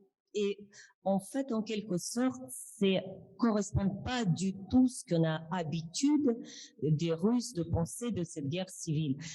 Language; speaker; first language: French; non-native, fluent; Russian